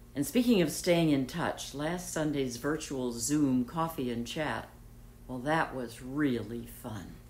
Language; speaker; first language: English; native; English